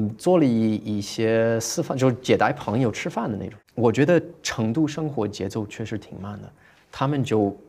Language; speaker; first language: Chinese; non-native, fluent; English